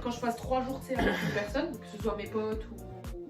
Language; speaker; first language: French; native; French